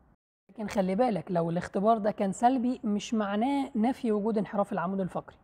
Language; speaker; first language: Arabic; native; Arabic